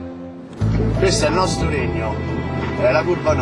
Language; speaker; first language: Italian; native; Italian